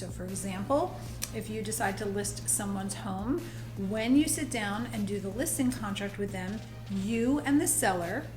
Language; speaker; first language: English; native; English